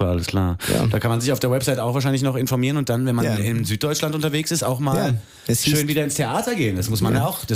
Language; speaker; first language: German; native; German